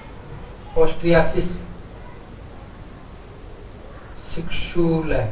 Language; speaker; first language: German; non-native, learner; Hindi